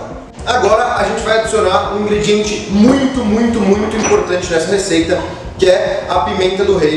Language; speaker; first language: Portuguese; native; Portuguese